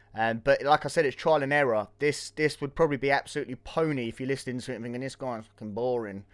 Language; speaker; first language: English; native; English